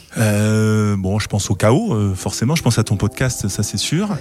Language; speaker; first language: French; native; French